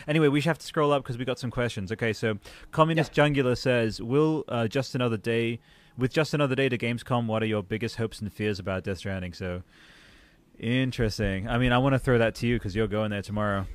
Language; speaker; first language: English; early bilingual, other home language; Italian